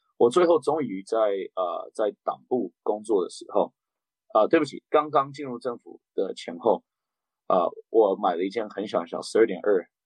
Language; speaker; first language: Chinese; early bilingual, heritage; Chinese